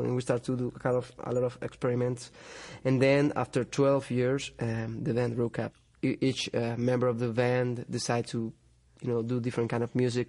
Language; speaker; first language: English; non-native, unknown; Spanish